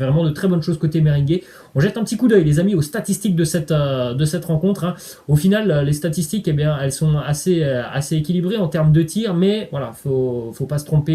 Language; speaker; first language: French; native; French